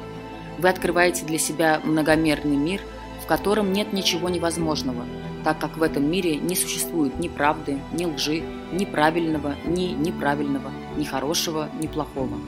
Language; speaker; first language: Russian; native; Russian